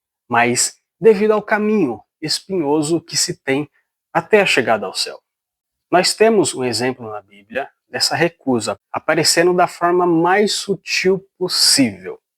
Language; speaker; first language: Portuguese; native; Portuguese